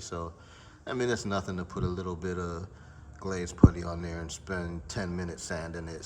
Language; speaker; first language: English; native; English